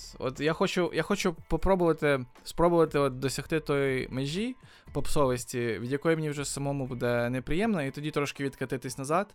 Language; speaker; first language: Ukrainian; native; Ukrainian